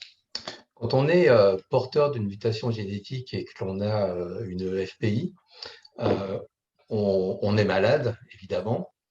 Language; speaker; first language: French; native; French